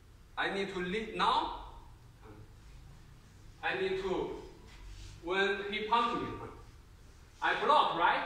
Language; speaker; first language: English; non-native, learner; Chinese